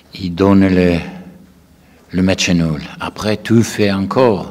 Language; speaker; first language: French; non-native, learner; Italian